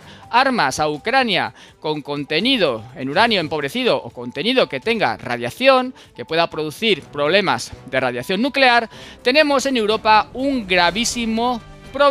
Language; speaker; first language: Spanish; native; Spanish